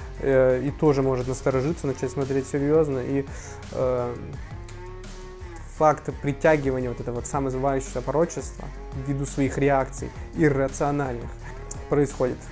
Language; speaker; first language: Russian; native; Russian